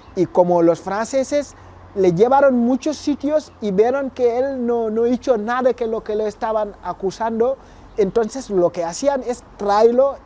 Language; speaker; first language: Spanish; non-native, fluent; Wolof